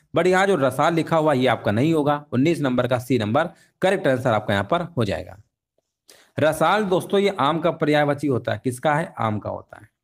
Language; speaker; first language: Hindi; native; Hindi